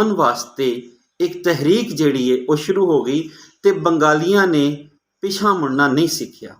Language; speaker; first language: Punjabi; native; Punjabi